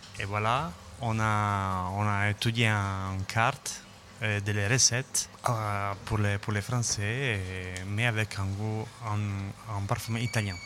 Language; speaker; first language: French; non-native, learner; Italian